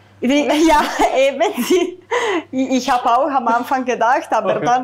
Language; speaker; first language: German; non-native, fluent; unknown